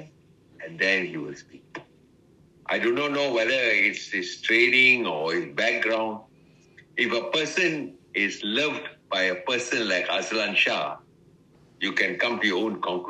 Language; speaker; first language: English; non-native, local second language; Tamil